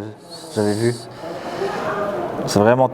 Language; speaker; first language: French; native; French